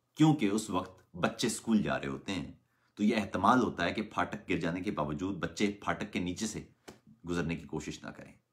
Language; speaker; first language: Urdu; native; Urdu